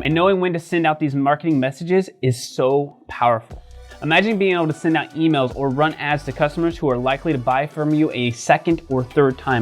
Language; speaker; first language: English; native; English